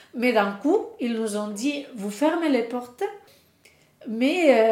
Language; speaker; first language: French; non-native, fluent; Spanish